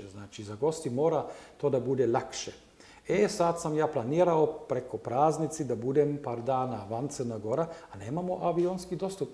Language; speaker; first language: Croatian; non-native, learner; German